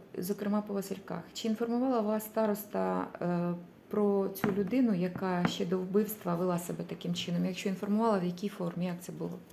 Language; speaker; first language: Ukrainian; native; Ukrainian